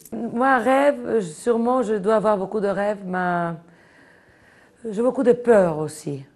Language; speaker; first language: French; non-native, fluent; Spanish